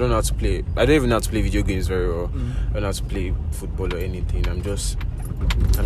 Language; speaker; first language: English; non-native, local second language; Yoruba